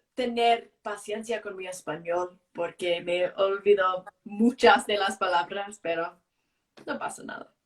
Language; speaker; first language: Spanish; non-native, learner; English